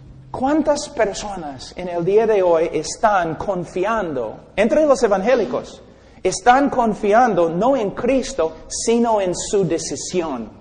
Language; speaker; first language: Spanish; non-native, fluent; English